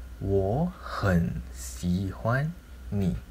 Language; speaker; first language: Chinese; non-native, local second language; Malay